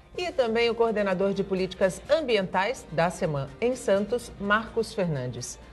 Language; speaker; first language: Portuguese; native; Portuguese